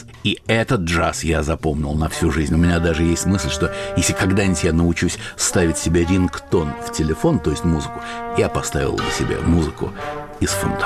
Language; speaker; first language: Russian; native; Russian